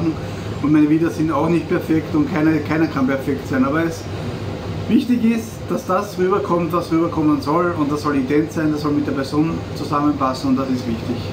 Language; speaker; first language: German; native; German